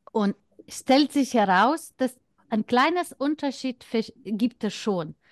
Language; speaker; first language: German; non-native, fluent; Lithuanian